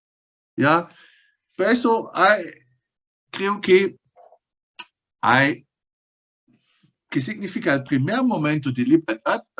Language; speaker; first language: Spanish; non-native, fluent; German